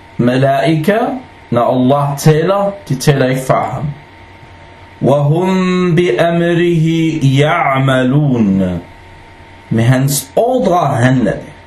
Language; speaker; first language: Danish; non-native, fluent; Arabic